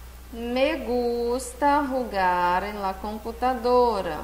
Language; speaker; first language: Spanish; non-native, fluent; Portuguese